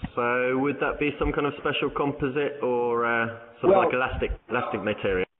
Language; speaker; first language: English; native; English